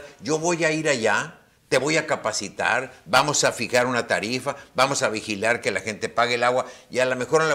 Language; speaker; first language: Spanish; native; Spanish